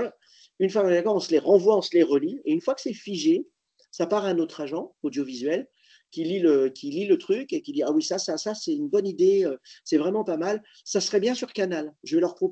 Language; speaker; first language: French; native; French